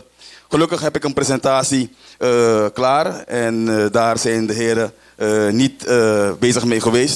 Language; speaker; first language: Dutch; native; Dutch